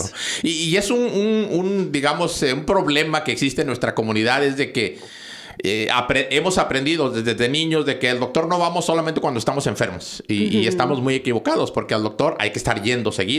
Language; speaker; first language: Spanish; native; Spanish